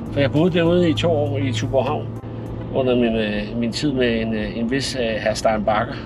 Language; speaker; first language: Danish; native; Danish